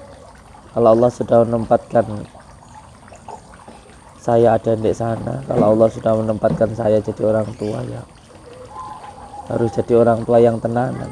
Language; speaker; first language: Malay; non-native, local second language; Javanese